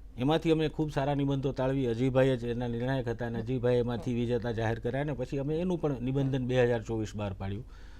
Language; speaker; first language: Gujarati; native; Gujarati